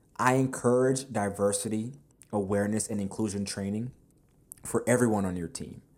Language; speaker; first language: English; native; English